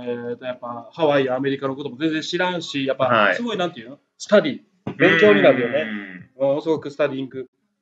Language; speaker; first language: Japanese; native; Japanese